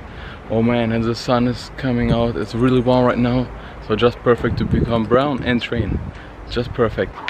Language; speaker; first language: English; non-native, fluent; German